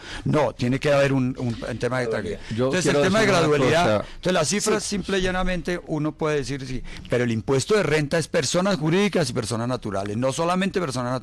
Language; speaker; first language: Spanish; native; Spanish